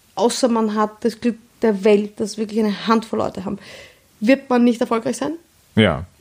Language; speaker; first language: German; native; German